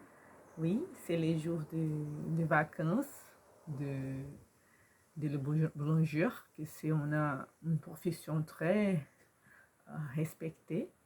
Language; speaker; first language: French; non-native, learner; Portuguese